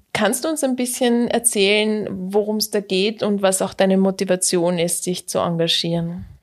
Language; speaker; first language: German; native; German